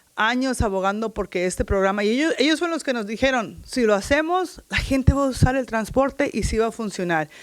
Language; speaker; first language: Spanish; early bilingual, heritage; Spanish